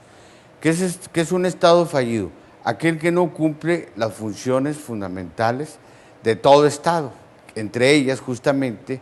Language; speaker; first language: Spanish; native; Spanish